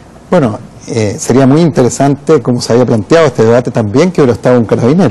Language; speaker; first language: Spanish; native; Spanish